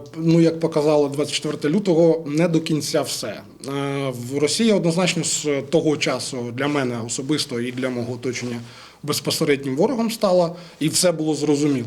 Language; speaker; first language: Ukrainian; non-native, local second language; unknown